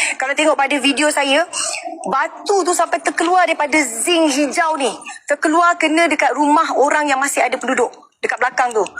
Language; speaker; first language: Malay; native; Malay